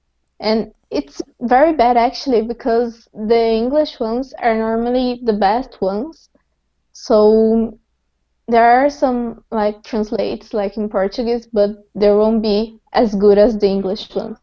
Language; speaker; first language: English; non-native, fluent; Portuguese